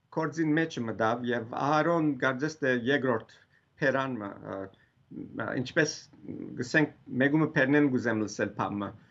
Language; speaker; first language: Armenian; native; Armenian